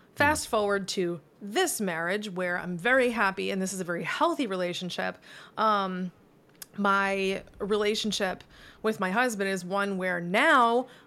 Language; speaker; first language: English; native; English